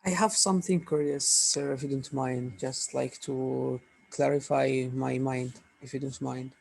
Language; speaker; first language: English; non-native, fluent; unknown